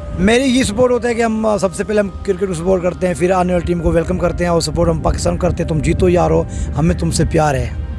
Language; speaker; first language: Urdu; non-native, local second language; Sindhi